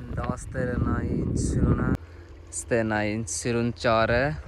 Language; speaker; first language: Armenian; non-native, learner; Hindi